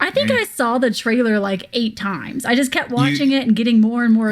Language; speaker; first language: English; native; English